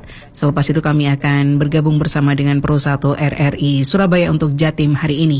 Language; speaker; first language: Indonesian; native; Indonesian